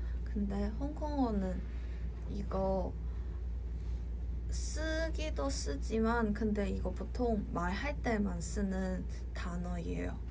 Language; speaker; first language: Korean; non-native, fluent; Cantonese